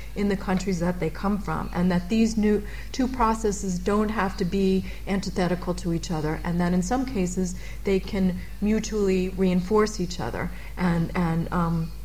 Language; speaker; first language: English; native; English